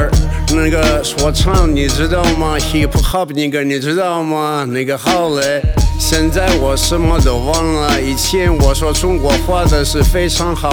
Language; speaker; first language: Chinese; non-native, learner; Russian